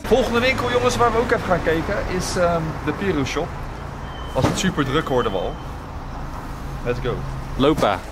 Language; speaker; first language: Dutch; native; Dutch